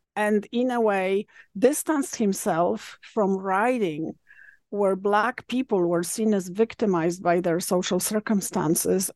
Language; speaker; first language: English; non-native, fluent; Polish